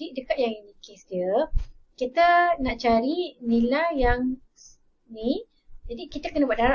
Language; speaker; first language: Malay; native; Malay